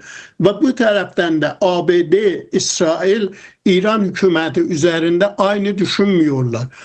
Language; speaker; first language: Turkish; non-native, fluent; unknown